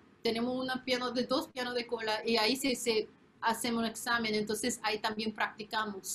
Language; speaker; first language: Spanish; non-native, fluent; Korean